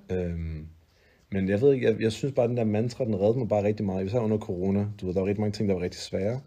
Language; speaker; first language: Danish; early bilingual, other home language; Arabic